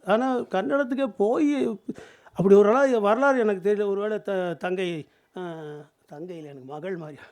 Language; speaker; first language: Tamil; native; Tamil